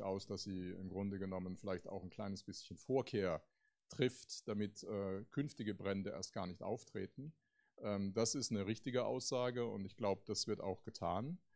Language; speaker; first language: German; native; German